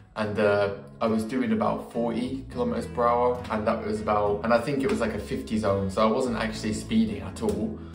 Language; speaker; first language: English; native; English